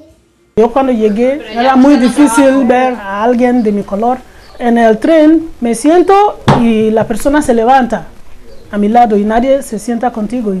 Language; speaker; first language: Spanish; non-native, fluent; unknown